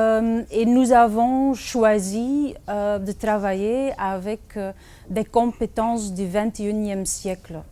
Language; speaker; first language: French; non-native, fluent; Dutch